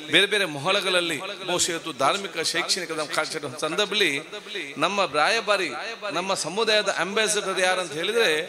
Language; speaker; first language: Kannada; non-native, local second language; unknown